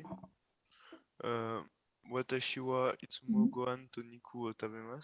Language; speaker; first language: Japanese; non-native, learner; French